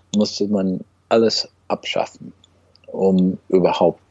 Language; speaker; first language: German; non-native, fluent; English